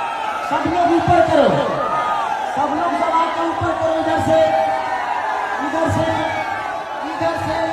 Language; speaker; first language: Hindi; non-native, local second language; Bhojpuri